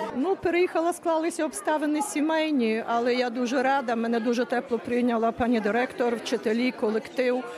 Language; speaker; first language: Ukrainian; native; Ukrainian